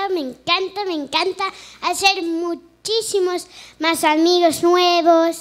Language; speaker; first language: Spanish; early bilingual, heritage; Spanish